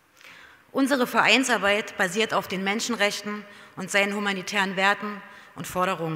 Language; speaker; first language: German; native; German